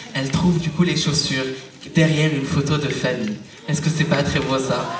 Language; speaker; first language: French; native; French